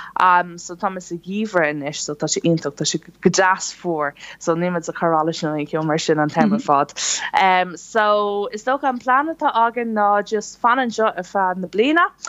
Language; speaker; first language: Irish; non-native, local second language; English